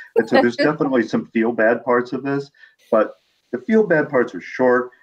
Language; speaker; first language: English; native; English